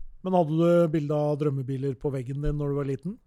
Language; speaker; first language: Norwegian; native; Norwegian